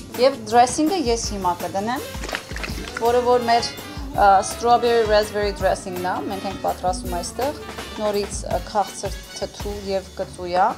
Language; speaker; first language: Armenian; native; Armenian